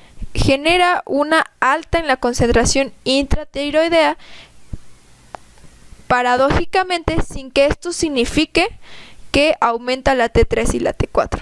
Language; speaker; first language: Spanish; native; Spanish